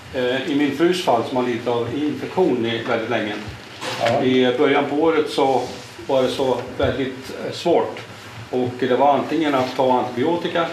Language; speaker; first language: Swedish; non-native, fluent; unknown